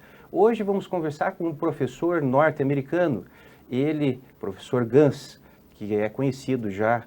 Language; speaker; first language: Portuguese; native; Portuguese